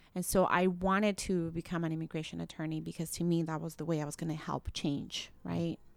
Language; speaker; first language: English; early bilingual, other home language; Spanish